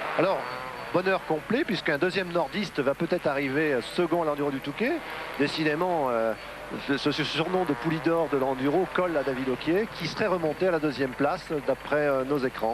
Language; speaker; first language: French; native; French